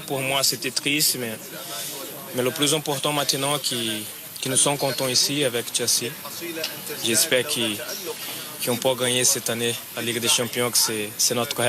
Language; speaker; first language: French; non-native, fluent; Portuguese